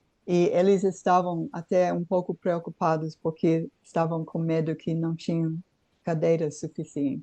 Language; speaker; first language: Portuguese; non-native, fluent; English